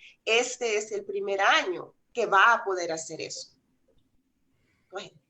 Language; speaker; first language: Spanish; native; Spanish